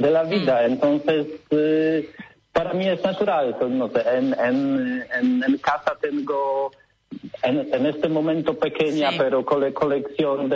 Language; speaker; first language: Spanish; non-native, learner; Polish